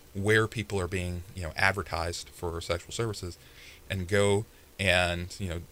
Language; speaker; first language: English; native; English